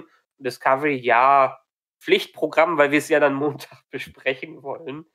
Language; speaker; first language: German; native; German